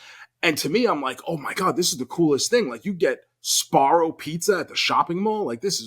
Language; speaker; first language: English; native; English